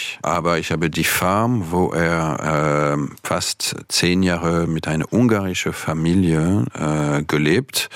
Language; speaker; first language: German; non-native, fluent; French